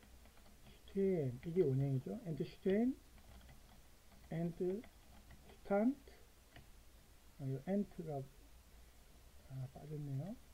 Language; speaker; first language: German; non-native, fluent; Korean